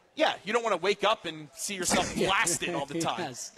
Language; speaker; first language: English; native; English